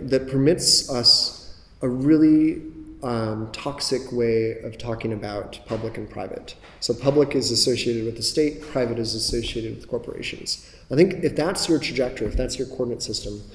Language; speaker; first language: English; native; English